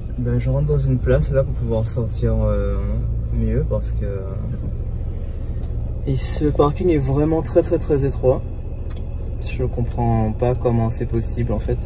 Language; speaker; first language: French; native; French